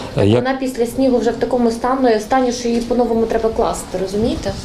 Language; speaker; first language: Ukrainian; native; Ukrainian